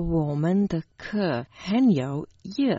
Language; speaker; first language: Chinese; non-native, learner; Croatian